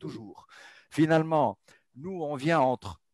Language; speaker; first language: French; non-native, local second language; Arabic